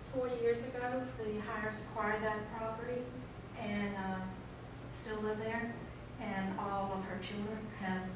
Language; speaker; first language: English; native; English